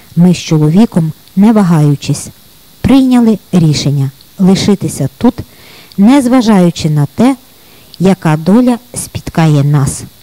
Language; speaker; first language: Ukrainian; native; Ukrainian